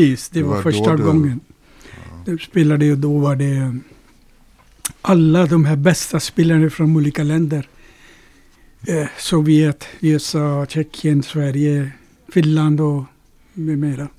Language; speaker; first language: Swedish; non-native, fluent; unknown